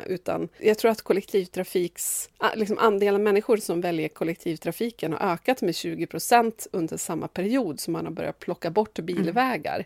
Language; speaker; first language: Swedish; native; Swedish